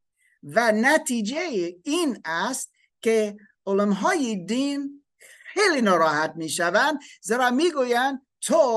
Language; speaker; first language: Persian; non-native, learner; German